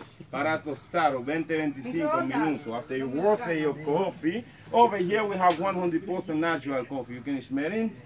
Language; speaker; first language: English; non-native, learner; Spanish